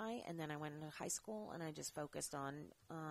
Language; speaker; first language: English; native; English